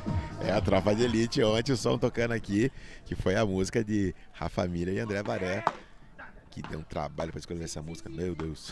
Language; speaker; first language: Portuguese; native; Portuguese